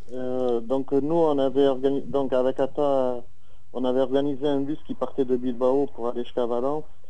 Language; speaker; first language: French; native; French